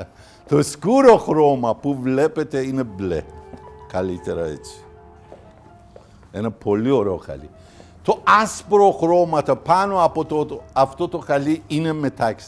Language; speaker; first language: Greek; non-native, learner; Persian